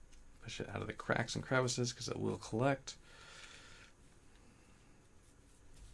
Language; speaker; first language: English; native; English